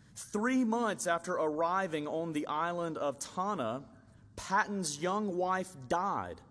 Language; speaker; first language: English; native; English